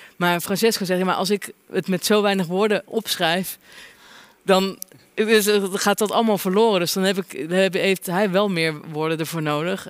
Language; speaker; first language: Dutch; native; Dutch